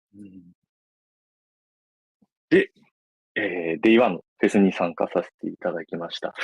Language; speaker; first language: Japanese; native; Japanese